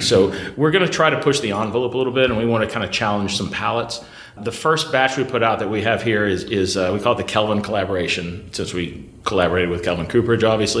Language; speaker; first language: English; native; English